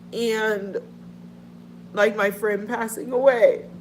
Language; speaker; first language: English; native; English